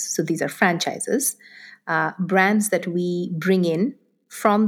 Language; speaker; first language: English; non-native, local second language; Bangla